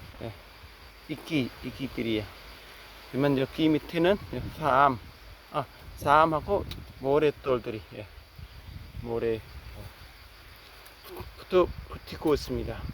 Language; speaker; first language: Korean; non-native, fluent; Khmer